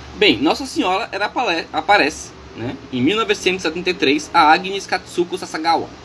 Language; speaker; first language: Portuguese; native; Portuguese